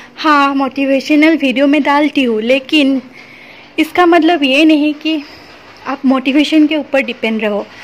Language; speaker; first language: Hindi; non-native, local second language; Assamese